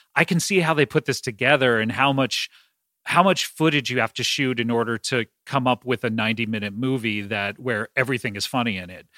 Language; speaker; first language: English; native; English